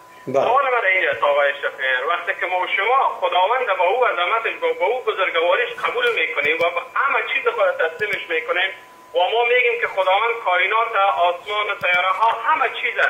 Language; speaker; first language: Persian; native; Persian